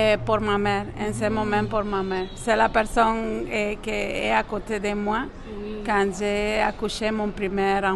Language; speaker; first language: French; non-native, learner; Spanish